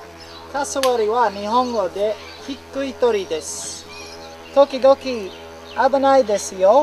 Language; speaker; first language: Japanese; non-native, learner; English